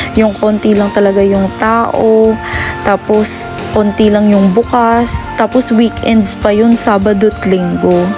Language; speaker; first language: Filipino; non-native, local second language; Hiligaynon